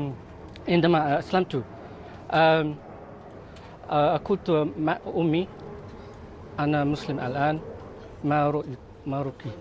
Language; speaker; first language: Arabic; non-native, learner; Filipino